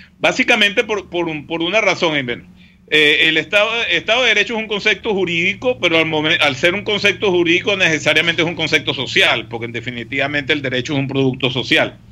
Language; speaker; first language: Spanish; native; Spanish